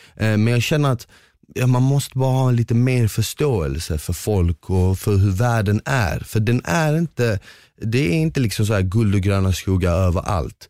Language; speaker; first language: Swedish; early bilingual, other home language; Bosnian